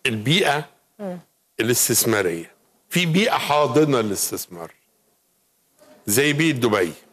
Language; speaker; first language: Arabic; native; Arabic